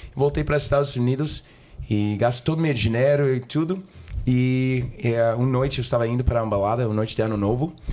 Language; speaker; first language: Portuguese; non-native, learner; English